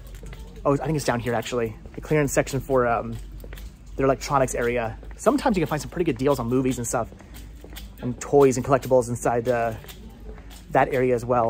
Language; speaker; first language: English; native; English